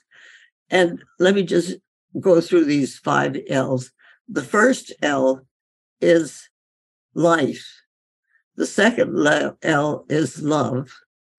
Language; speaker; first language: English; native; English